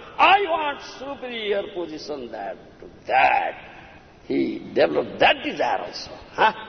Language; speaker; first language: English; non-native, local second language; Odia